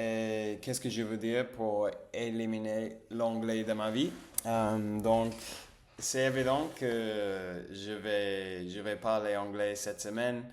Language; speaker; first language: French; non-native, learner; English